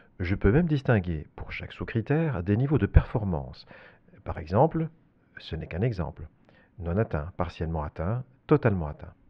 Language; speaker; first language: French; native; French